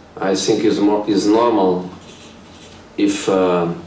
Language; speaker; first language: English; non-native, fluent; Portuguese